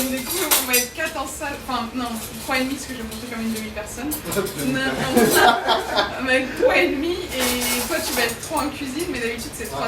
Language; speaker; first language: French; native; French